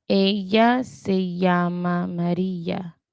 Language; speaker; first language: Spanish; non-native, learner; English